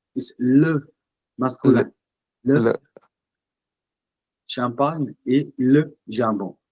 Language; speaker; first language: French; non-native, fluent; Hindi